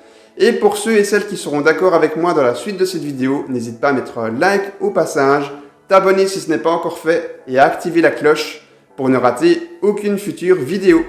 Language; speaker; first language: French; native; French